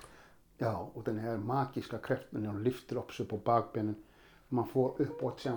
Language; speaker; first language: Swedish; non-native, fluent; Icelandic